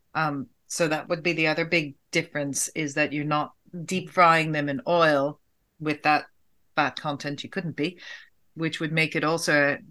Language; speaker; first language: English; native; English